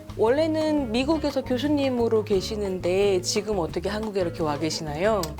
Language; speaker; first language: Korean; native; Korean